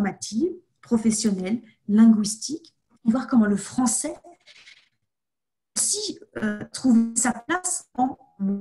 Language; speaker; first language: French; native; French